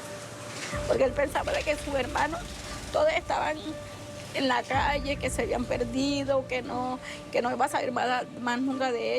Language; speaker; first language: Spanish; native; Spanish